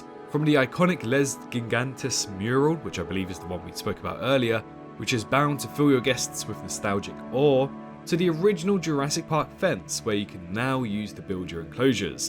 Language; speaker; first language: English; native; English